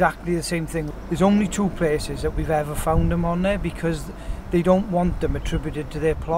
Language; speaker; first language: English; native; English